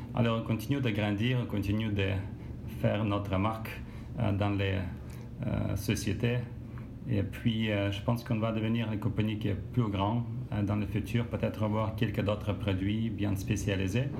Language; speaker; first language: French; non-native, learner; Russian